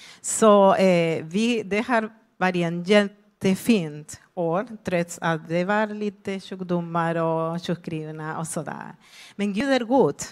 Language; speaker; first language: Swedish; non-native, fluent; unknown